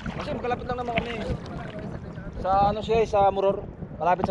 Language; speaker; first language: Filipino; native; Filipino